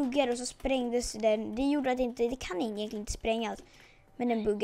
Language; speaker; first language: Swedish; native; Swedish